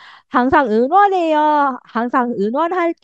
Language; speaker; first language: Korean; non-native, fluent; Indonesian